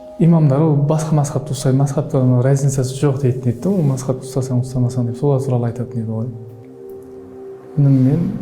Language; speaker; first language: Kazakh; non-native, local second language; Uzbek